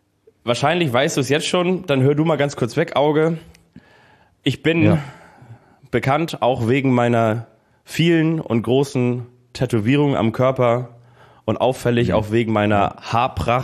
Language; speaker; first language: German; native; German